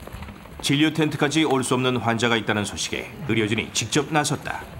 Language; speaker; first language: Korean; native; Korean